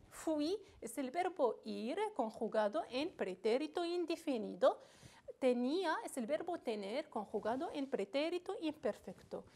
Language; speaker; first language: Spanish; non-native, fluent; Arabic